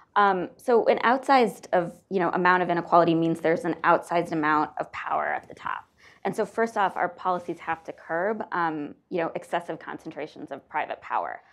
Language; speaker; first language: English; native; English